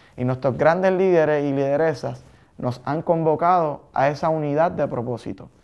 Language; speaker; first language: Spanish; native; Spanish